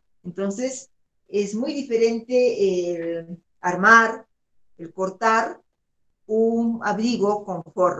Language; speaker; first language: Spanish; native; Spanish